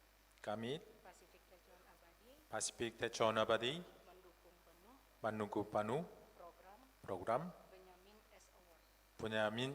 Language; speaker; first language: Indonesian; non-native, learner; Korean